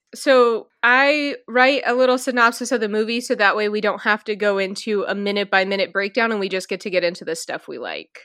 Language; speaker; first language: English; native; English